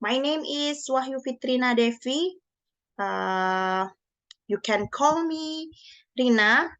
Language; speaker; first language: English; non-native, learner; Indonesian